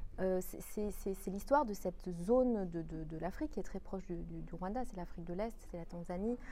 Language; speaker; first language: French; non-native, local second language; Kinyarwanda